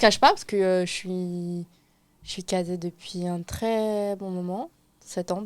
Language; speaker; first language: French; native; French